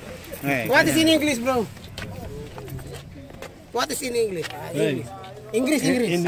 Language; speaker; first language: English; non-native, learner; Filipino